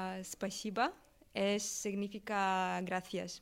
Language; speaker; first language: Catalan; non-native, learner; Russian